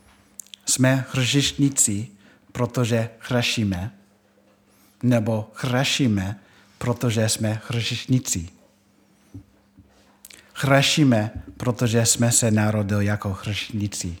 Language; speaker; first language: Czech; non-native, fluent; English